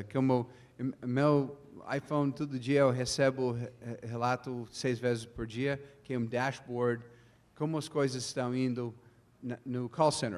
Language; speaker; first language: Portuguese; non-native, fluent; English